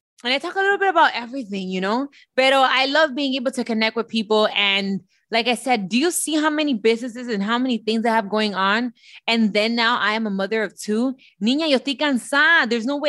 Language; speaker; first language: English; early bilingual, other home language; Spanish